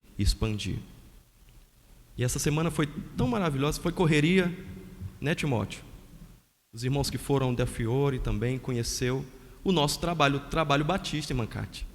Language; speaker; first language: Portuguese; native; Portuguese